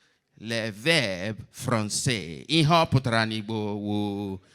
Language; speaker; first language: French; non-native, learner; Igbo